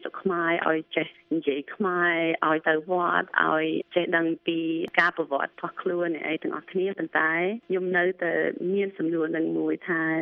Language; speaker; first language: Khmer; early bilingual, heritage; Khmer